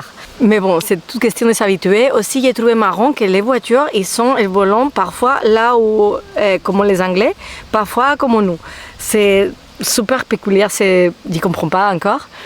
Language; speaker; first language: French; non-native, fluent; Spanish